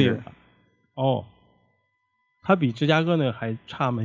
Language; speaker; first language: Chinese; native; Chinese